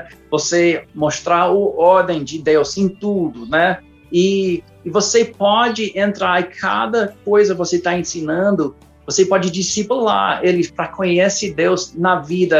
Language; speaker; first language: Portuguese; non-native, fluent; English